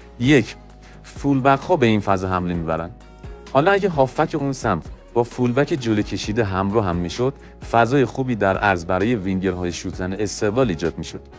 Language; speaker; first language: Persian; native; Persian